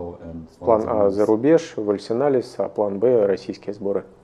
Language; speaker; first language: Russian; non-native, fluent; German